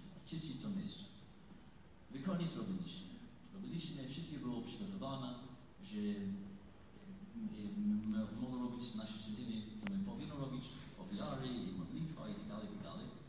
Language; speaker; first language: Polish; non-native, learner; English